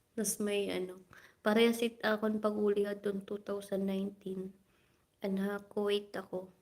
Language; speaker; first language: Filipino; non-native, local second language; Waray